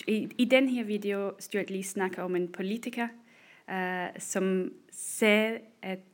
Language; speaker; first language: Danish; non-native, fluent; German